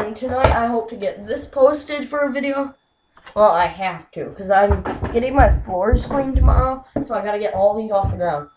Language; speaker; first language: English; native; English